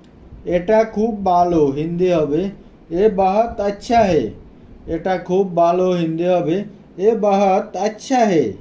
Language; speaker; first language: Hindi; non-native, fluent; Bangla